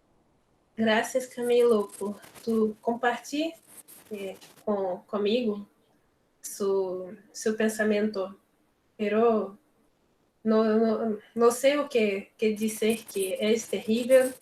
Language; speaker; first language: Spanish; non-native, learner; Portuguese